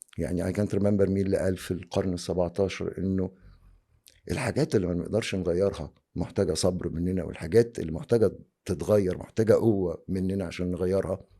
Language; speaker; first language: Egyptian Arabic; native; Egyptian Arabic